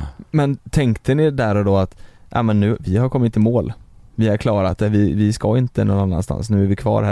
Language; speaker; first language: Swedish; native; Swedish